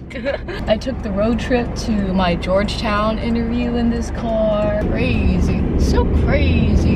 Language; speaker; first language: English; native; English